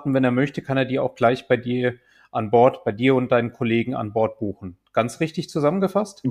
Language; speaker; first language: German; native; German